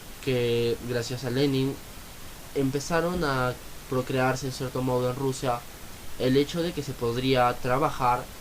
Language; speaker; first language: Spanish; native; Spanish